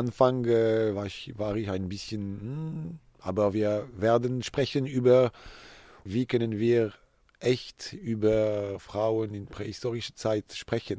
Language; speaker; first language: German; non-native, local second language; French